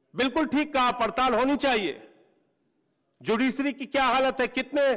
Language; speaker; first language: Hindi; native; Hindi